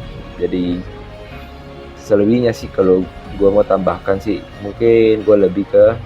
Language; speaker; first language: Indonesian; native; Indonesian